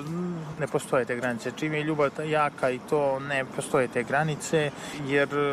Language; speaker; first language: Serbian; native; Serbian